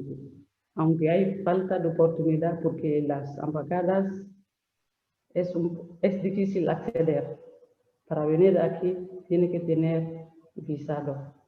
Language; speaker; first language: Spanish; non-native, learner; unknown